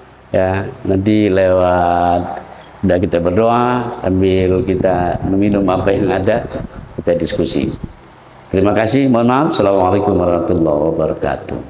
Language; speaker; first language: Indonesian; native; Indonesian